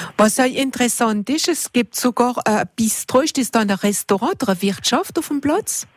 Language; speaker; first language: German; non-native, local second language; French